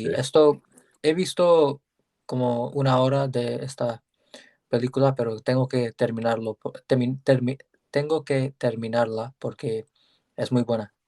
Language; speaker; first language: Spanish; non-native, learner; English